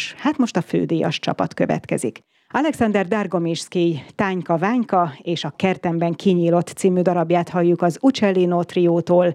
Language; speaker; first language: Hungarian; native; Hungarian